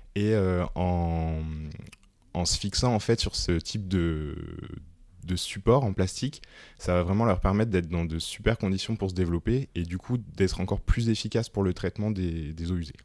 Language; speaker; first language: French; native; French